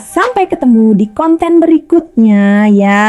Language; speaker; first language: Indonesian; native; Indonesian